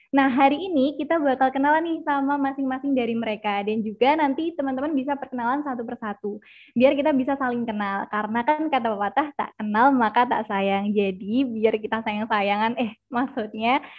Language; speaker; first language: Indonesian; native; Indonesian